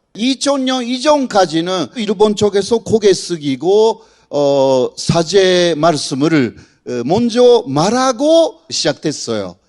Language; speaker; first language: Korean; non-native, fluent; Japanese